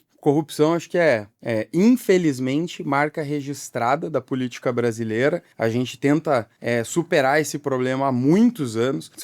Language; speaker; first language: Portuguese; native; Portuguese